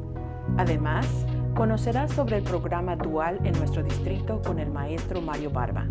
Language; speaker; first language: Spanish; native; Spanish